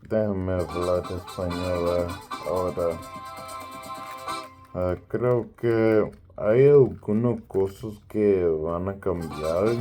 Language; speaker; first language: Spanish; non-native, learner; English